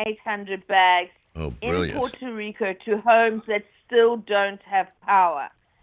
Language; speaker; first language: English; native; English